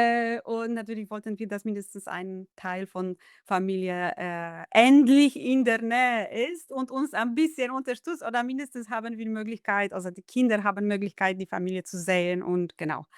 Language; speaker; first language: German; non-native, fluent; Polish